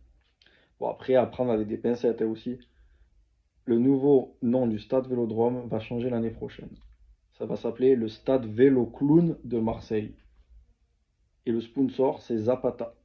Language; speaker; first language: French; native; French